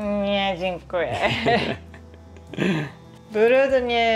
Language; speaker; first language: Polish; non-native, learner; Japanese